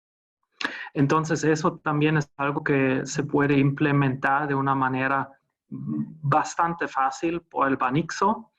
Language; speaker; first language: Spanish; non-native, fluent; German